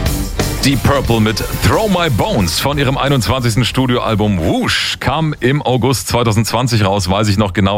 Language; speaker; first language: German; native; German